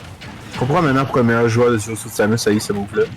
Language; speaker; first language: French; native; French